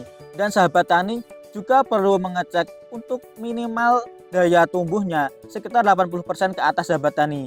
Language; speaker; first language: Indonesian; native; Indonesian